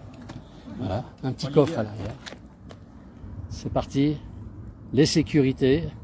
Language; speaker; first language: French; native; French